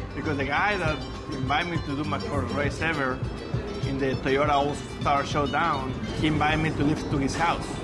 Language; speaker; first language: English; non-native, fluent; Spanish